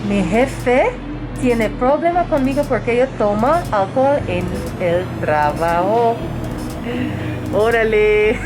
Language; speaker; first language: Spanish; non-native, learner; English